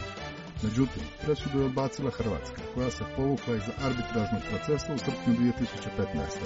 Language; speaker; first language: Serbian; native; Serbian